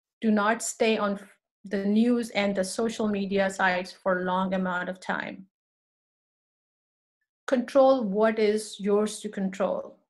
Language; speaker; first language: English; non-native, local second language; Urdu